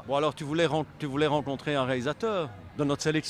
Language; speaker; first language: French; native; French